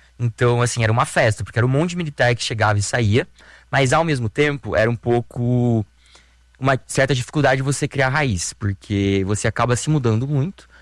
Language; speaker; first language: Portuguese; native; Portuguese